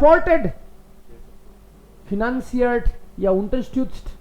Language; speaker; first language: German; non-native, fluent; Hindi